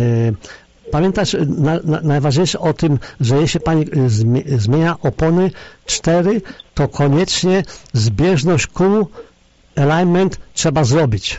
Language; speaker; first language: Polish; native; Polish